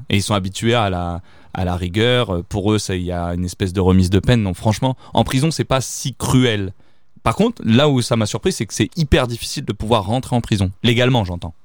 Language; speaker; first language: French; early bilingual, other home language; Italian